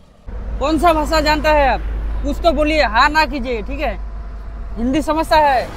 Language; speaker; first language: Hindi; non-native, local second language; Bangla